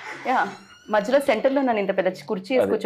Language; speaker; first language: Telugu; native; Telugu